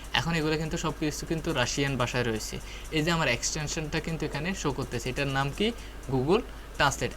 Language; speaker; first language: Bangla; native; Bangla